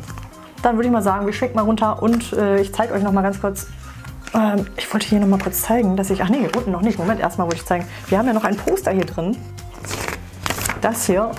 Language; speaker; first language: German; native; German